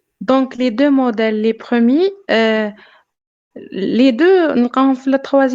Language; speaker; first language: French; non-native, local second language; Arabic